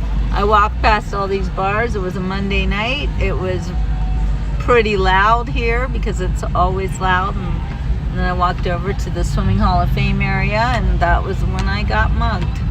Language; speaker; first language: English; native; English